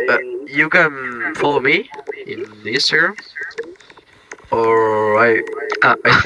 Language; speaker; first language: English; non-native, learner; Spanish